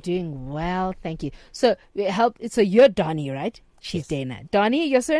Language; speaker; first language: English; non-native, local second language; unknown